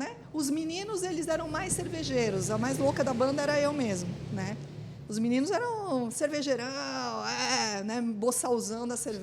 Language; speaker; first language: Portuguese; native; Portuguese